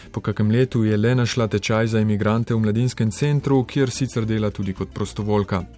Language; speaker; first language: Slovenian; native; Slovenian